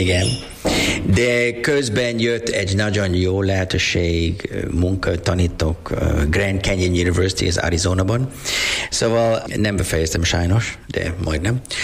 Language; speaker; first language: Hungarian; non-native, learner; English